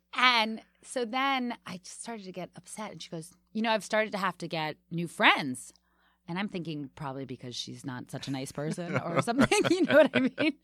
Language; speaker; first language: English; native; English